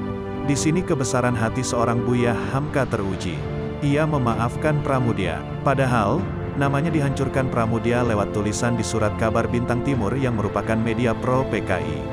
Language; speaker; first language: Indonesian; native; Indonesian